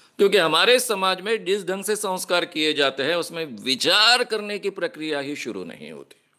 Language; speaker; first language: Hindi; non-native, local second language; Marathi